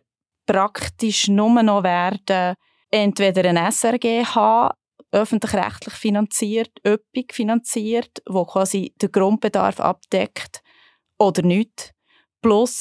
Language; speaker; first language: German; native; German